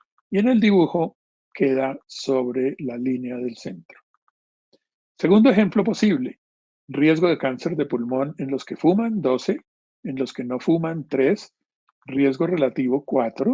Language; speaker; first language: Spanish; native; Spanish